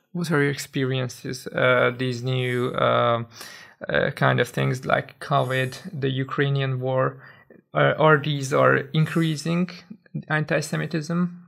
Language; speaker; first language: English; non-native, fluent; Hungarian